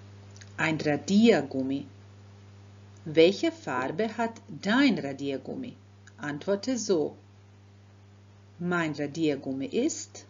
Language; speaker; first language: German; non-native, fluent; Croatian